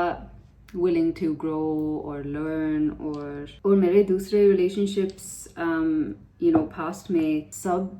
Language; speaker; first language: Hindi; non-native, learner; English